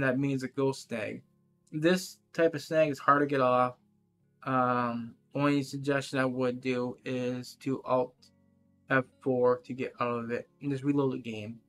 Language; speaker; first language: English; native; English